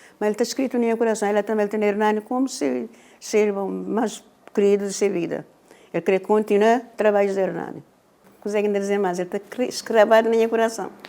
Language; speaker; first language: Portuguese; non-native, local second language; Kabuverdianu